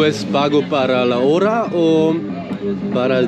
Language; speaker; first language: Spanish; non-native, learner; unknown